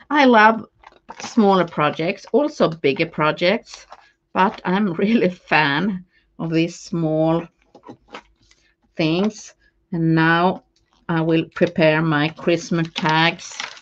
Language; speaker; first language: English; non-native, fluent; Swedish